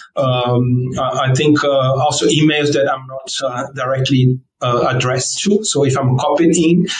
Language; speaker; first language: English; non-native, fluent; Portuguese